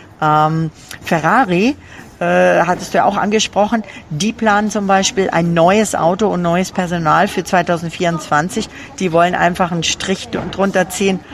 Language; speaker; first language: German; native; German